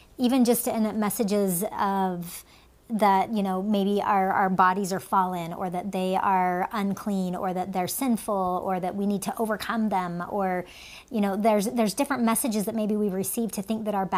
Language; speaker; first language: English; native; English